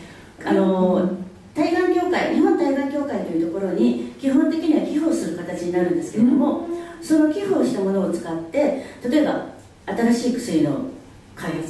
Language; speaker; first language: Japanese; native; Japanese